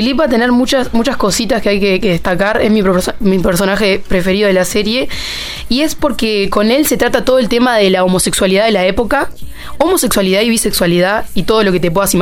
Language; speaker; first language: Spanish; native; Spanish